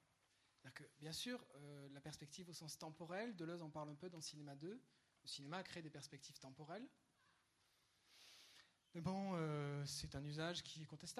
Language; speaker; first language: French; native; French